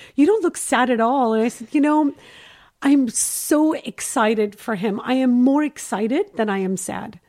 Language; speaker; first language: English; early bilingual, heritage; Hindi